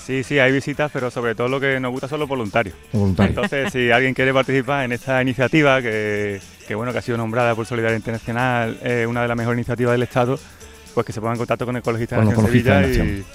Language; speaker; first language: Spanish; native; Spanish